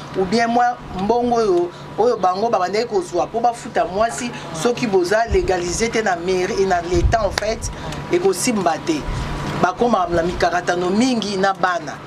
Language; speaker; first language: Lingala; native; Lingala